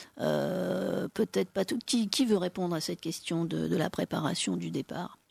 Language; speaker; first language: French; native; French